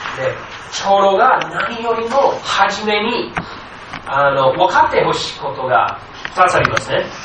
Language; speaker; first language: Japanese; non-native, fluent; English